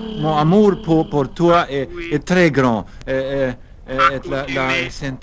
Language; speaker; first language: French; non-native, learner; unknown